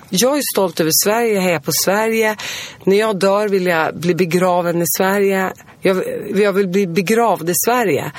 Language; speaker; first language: Swedish; early bilingual, other home language; Arabic